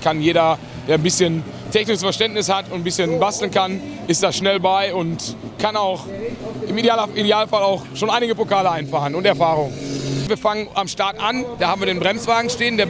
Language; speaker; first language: German; native; German